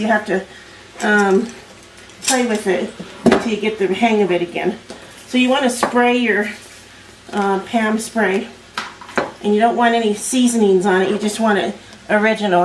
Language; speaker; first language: English; native; English